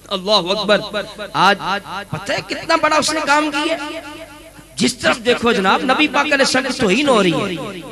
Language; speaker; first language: Urdu; non-native, local second language; Punjabi